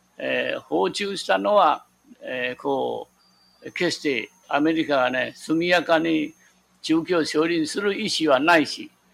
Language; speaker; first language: Japanese; non-native, local second language; Min Nan Chinese